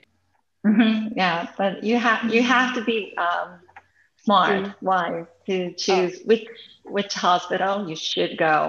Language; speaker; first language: English; non-native, fluent; Japanese